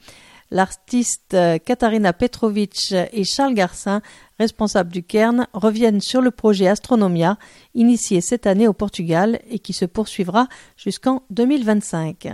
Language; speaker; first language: French; native; French